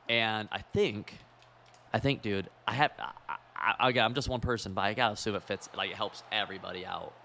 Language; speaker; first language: English; native; English